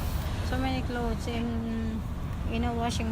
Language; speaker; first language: English; non-native, learner; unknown